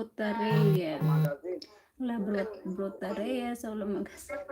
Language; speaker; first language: Romanian; non-native, learner; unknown